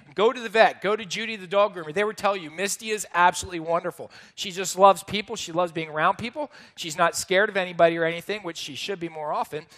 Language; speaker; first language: English; native; English